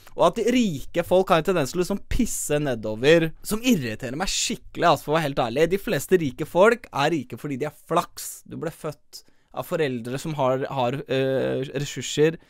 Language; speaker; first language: Norwegian; early bilingual, other home language; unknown